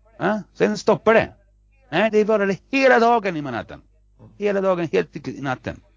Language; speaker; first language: Swedish; non-native, fluent; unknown